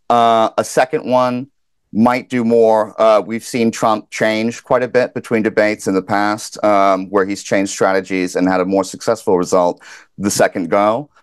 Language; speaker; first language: English; native; English